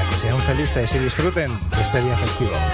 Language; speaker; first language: Spanish; native; Spanish